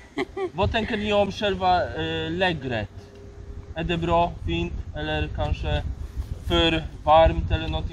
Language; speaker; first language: Swedish; non-native, fluent; Polish